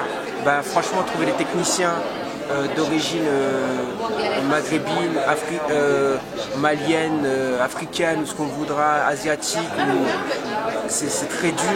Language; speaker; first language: French; native; French